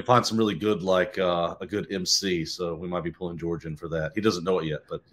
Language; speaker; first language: English; native; English